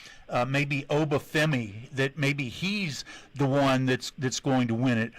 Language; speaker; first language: English; native; English